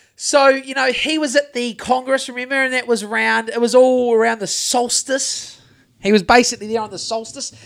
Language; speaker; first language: English; native; English